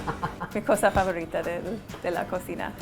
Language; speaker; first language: Spanish; non-native, fluent; English